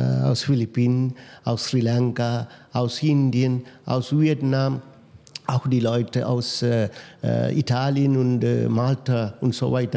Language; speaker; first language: German; non-native, fluent; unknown